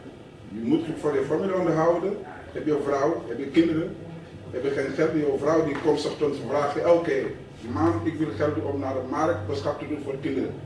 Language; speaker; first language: Dutch; non-native, fluent; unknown